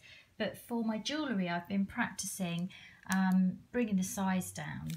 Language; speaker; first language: English; native; English